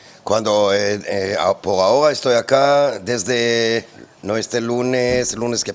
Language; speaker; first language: Spanish; non-native, fluent; Hebrew